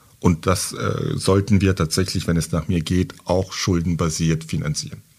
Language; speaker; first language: German; early bilingual, other home language; French